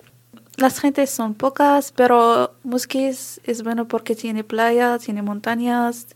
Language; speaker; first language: Spanish; non-native, learner; Arabic